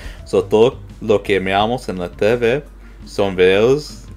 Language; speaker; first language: Spanish; non-native, learner; English